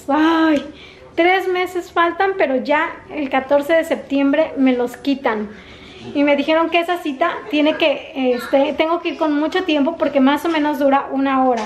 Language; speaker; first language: Spanish; native; Spanish